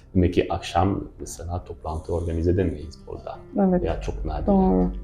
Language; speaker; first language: Turkish; non-native, fluent; French